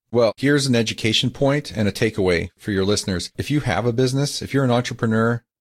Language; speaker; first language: English; native; English